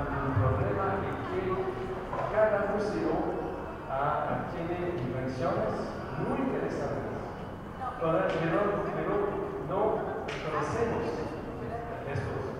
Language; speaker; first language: Spanish; non-native, learner; French